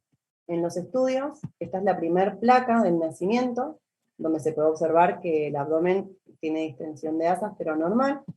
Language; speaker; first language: Spanish; native; Spanish